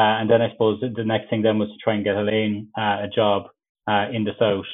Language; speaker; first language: English; native; English